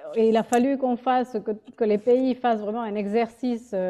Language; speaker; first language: French; non-native, fluent; Spanish